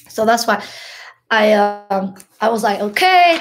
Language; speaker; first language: English; early bilingual, other home language; Hmong